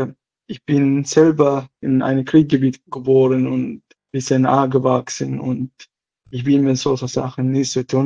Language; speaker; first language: German; non-native, local second language; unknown